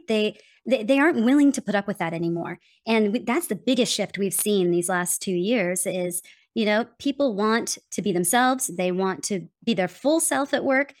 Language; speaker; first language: English; native; English